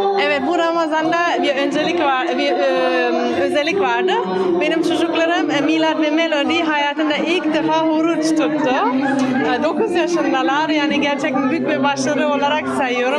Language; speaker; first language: Turkish; non-native, fluent; German